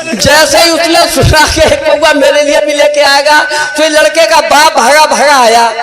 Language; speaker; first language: Hindi; native; Hindi